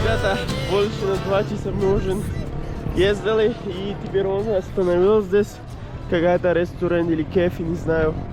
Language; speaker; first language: Russian; non-native, learner; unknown